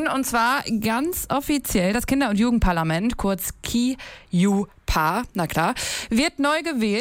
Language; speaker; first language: German; native; German